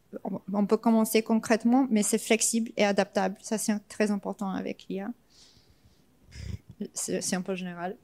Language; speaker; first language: French; non-native, fluent; English